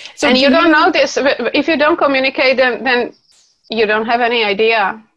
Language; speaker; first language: English; non-native, fluent; Czech